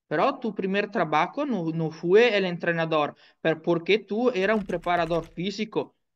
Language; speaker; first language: Spanish; non-native, learner; Italian